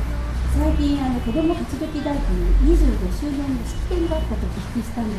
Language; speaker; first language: Japanese; native; Japanese